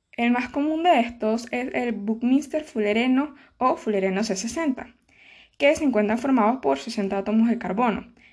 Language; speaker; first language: Spanish; native; Spanish